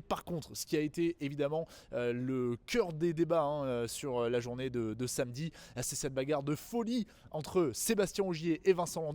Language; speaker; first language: French; native; French